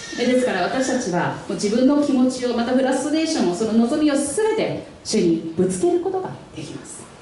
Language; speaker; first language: Japanese; non-native, fluent; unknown